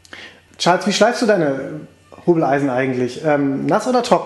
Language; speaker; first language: German; native; German